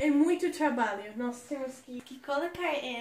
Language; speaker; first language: Portuguese; non-native, fluent; English